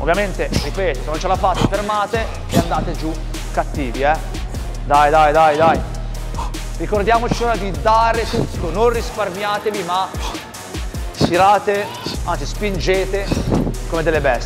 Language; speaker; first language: Italian; native; Italian